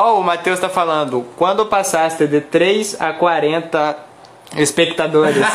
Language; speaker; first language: Spanish; non-native, learner; Portuguese